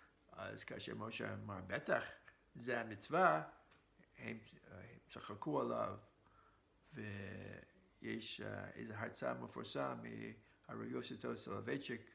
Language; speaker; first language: Hebrew; non-native, fluent; English